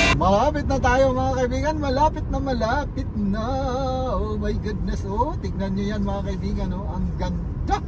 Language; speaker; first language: Filipino; native; Filipino